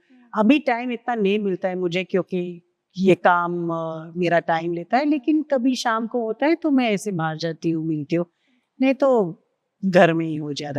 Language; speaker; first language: Hindi; non-native, local second language; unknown